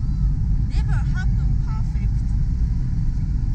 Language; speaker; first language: English; non-native, learner; Japanese